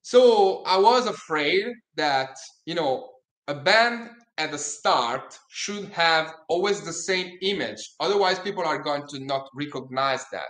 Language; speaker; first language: English; non-native, fluent; Italian